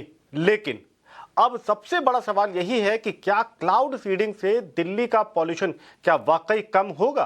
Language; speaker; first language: Hindi; native; Hindi